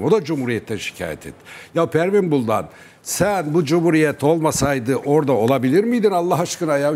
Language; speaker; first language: Turkish; native; Turkish